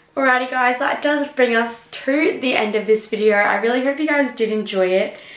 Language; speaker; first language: English; native; English